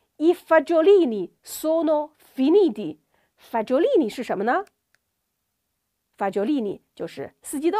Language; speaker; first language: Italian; non-native, fluent; Chinese